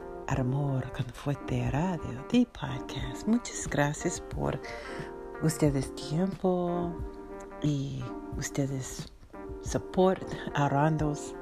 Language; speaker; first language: Spanish; non-native, learner; English